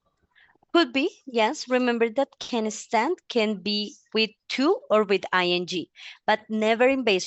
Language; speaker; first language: English; non-native, fluent; Spanish